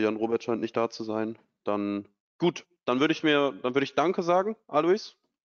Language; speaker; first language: German; native; German